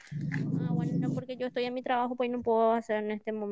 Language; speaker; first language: Spanish; native; Spanish